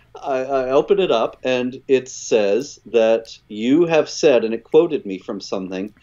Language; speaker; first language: English; native; English